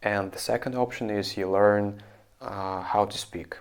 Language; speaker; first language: English; non-native, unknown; Russian